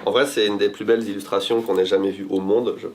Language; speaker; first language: French; native; French